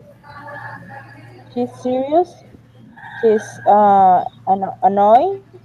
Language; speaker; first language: English; non-native, learner; Spanish